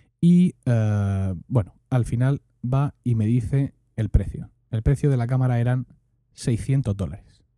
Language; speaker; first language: Spanish; native; Spanish